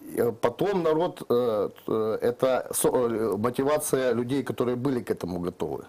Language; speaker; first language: Russian; native; Russian